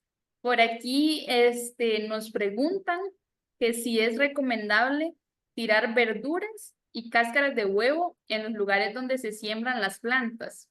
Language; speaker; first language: Spanish; native; Spanish